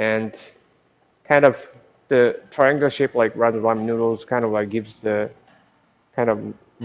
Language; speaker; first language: English; non-native, fluent; Japanese